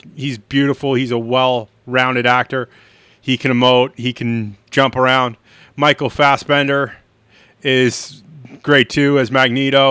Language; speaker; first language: English; native; English